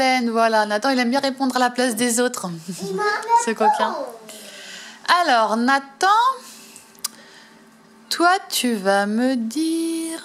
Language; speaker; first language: French; native; French